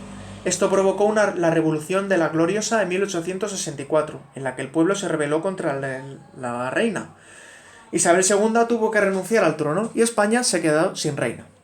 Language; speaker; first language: Spanish; native; Spanish